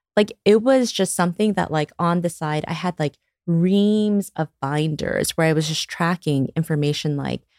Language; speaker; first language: English; early bilingual, other home language; Korean